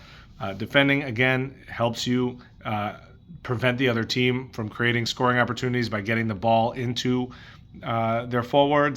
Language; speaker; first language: English; native; English